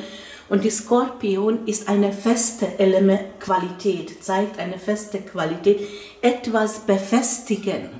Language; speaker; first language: German; non-native, fluent; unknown